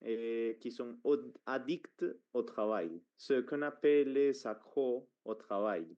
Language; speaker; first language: French; non-native, fluent; Spanish